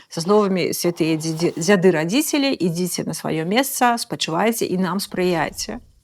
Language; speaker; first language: Belarusian; native; Belarusian